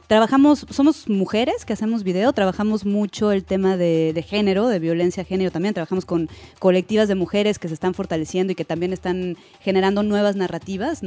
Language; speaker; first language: Spanish; native; Spanish